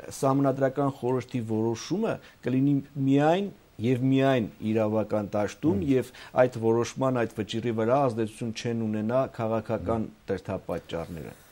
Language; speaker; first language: Armenian; native; Armenian